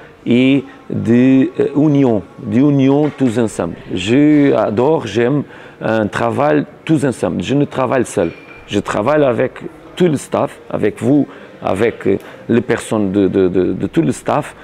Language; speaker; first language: French; non-native, learner; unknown